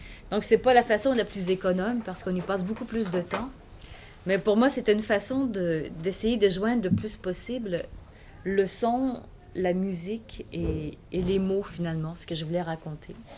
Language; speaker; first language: French; native; French